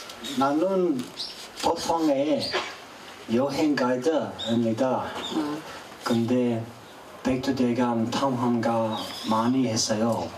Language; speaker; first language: Korean; non-native, learner; English